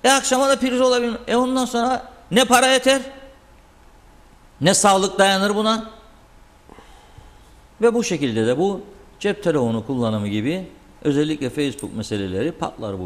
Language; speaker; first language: Turkish; native; Turkish